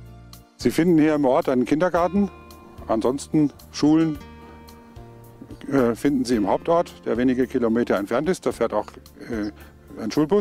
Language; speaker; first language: German; native; German